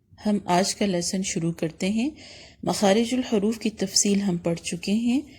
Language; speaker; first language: Urdu; native; Urdu